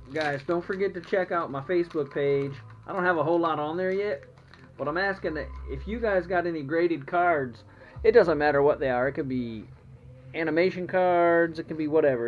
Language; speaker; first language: English; native; English